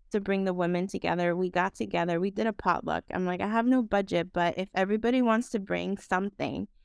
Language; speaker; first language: English; non-native, fluent; Spanish